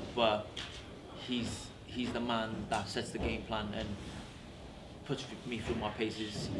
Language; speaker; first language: English; native; English